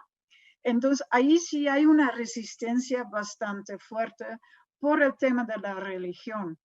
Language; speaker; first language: Spanish; non-native, fluent; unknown